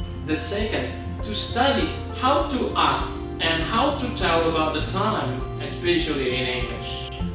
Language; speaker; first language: English; non-native, fluent; Indonesian